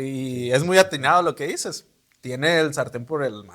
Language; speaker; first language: Spanish; native; Spanish